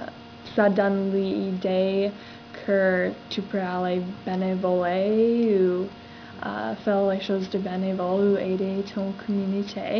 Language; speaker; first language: French; non-native, learner; English